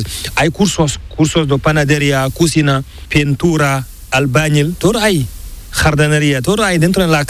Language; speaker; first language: Spanish; non-native, learner; Fula